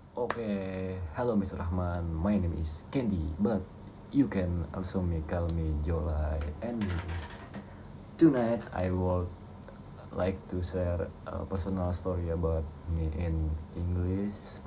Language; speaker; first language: English; non-native, learner; Indonesian